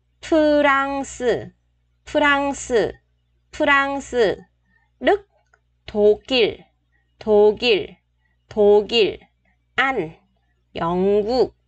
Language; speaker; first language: Korean; non-native, fluent; Vietnamese